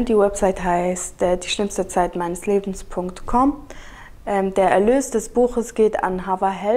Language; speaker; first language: German; early bilingual, other home language; Kurdish